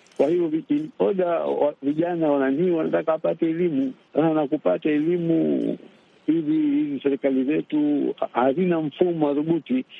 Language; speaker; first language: Swahili; native; Swahili